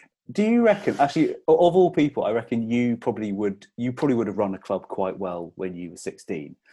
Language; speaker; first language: English; native; English